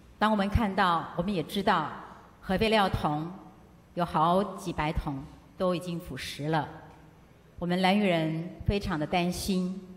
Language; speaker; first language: Chinese; non-native, local second language; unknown